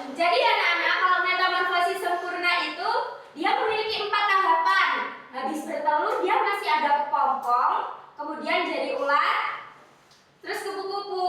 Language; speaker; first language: Indonesian; native; Indonesian